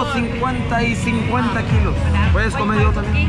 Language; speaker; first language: Spanish; non-native, learner; Swedish